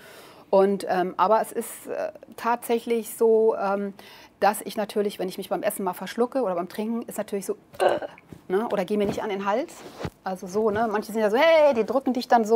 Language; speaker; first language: German; native; German